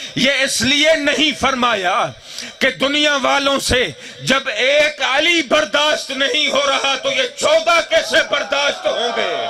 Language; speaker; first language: Urdu; non-native, local second language; Sindhi